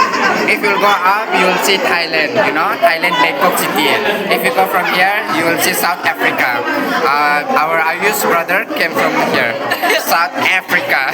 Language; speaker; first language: English; non-native, local second language; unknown